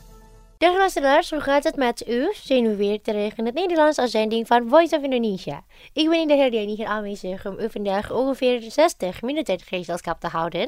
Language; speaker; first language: Dutch; non-native, fluent; Indonesian